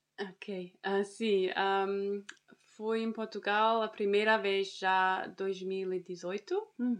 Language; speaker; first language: Portuguese; non-native, learner; German